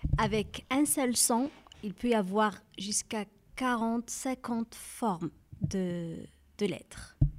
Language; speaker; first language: French; non-native, learner; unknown